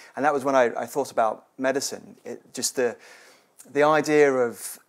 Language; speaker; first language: English; native; English